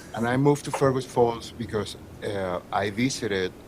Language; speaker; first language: English; non-native, fluent; Spanish